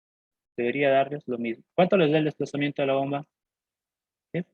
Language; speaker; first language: Spanish; native; Spanish